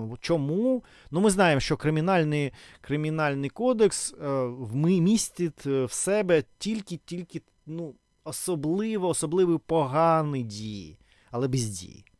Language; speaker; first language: Ukrainian; non-native, local second language; Russian